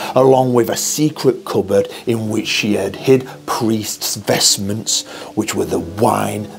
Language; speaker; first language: English; native; English